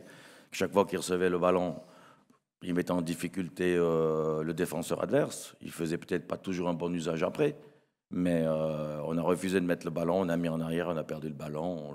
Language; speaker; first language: French; native; French